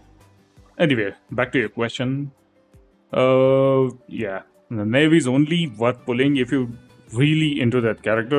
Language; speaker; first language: English; non-native, local second language; Hindi